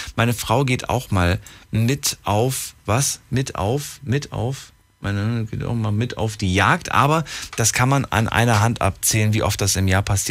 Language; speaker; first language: German; native; German